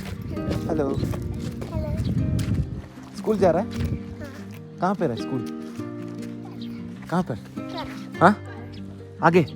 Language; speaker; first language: Nepali; non-native, learner; Malayalam